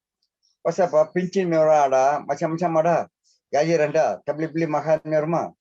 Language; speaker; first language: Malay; non-native, local second language; Tamil